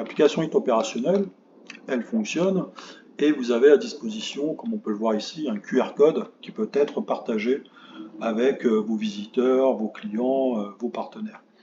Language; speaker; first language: French; native; French